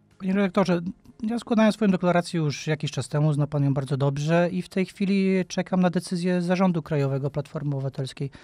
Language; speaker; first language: Polish; native; Polish